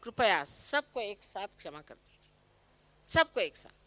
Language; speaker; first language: Hindi; non-native, local second language; Marathi